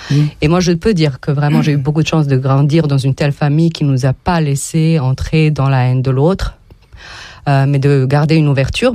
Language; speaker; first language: French; non-native, fluent; Serbian